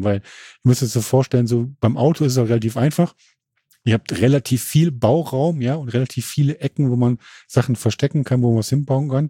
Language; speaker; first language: German; native; German